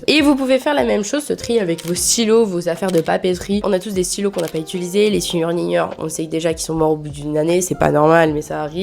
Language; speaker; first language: French; native; French